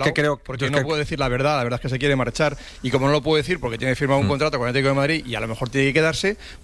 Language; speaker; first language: Spanish; native; Spanish